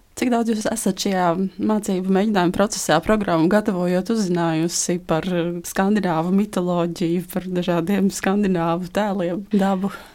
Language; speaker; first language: Latvian; native; Latvian